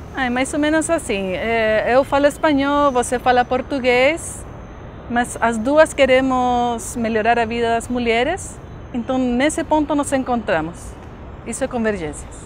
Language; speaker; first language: Portuguese; non-native, fluent; Spanish